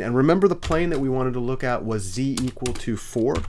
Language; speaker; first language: English; native; English